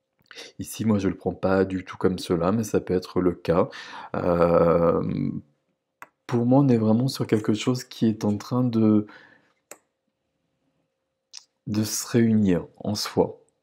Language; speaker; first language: French; native; French